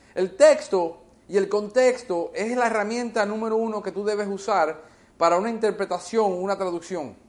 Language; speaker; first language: Spanish; early bilingual, heritage; Spanish